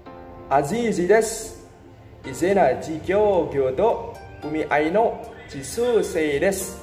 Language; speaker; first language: Japanese; non-native, learner; Indonesian